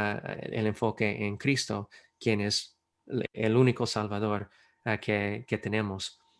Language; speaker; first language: Spanish; non-native, fluent; English